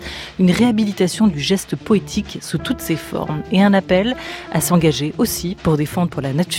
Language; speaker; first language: French; native; French